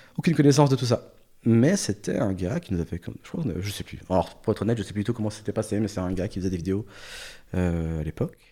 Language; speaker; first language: French; early bilingual, other home language; Portuguese